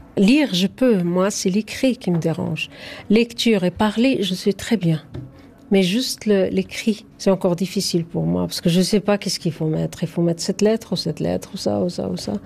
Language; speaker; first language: French; non-native, fluent; Arabic